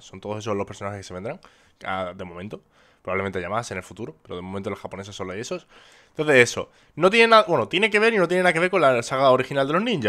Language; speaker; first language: Spanish; native; Spanish